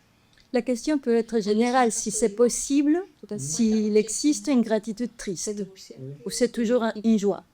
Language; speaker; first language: French; non-native, fluent; Spanish